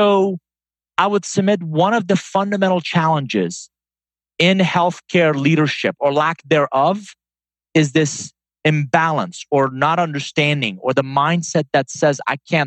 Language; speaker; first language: English; non-native, fluent; Persian